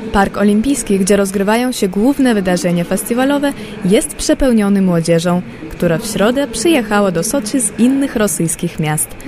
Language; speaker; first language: Polish; non-native, fluent; Russian